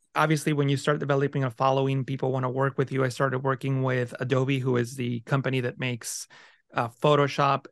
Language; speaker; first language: English; early bilingual, other home language; Spanish